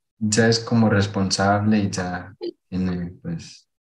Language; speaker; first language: Spanish; non-native, fluent; Portuguese